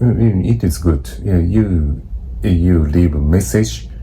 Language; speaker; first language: English; non-native, learner; Japanese